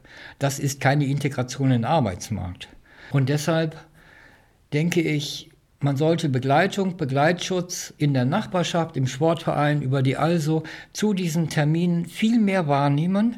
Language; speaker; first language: German; native; German